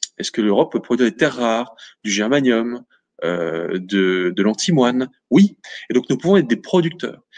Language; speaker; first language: French; native; French